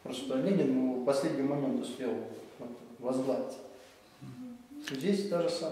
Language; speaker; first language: Russian; native; Russian